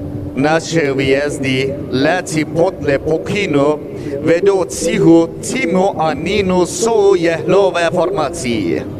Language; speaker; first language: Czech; non-native, learner; Turkish